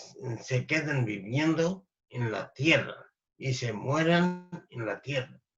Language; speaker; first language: Spanish; non-native, fluent; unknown